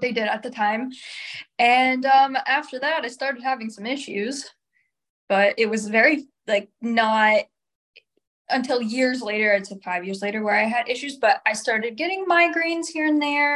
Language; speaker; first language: English; native; English